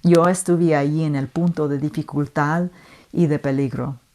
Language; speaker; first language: Spanish; early bilingual, heritage; Spanish